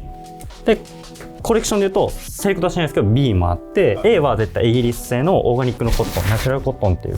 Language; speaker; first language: Japanese; native; Japanese